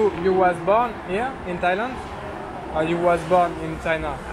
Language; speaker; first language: English; non-native, learner; French